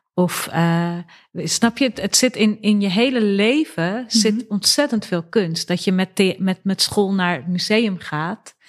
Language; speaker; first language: Dutch; early bilingual, other home language; Persian